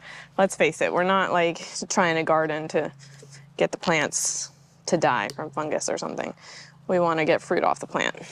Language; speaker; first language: English; native; English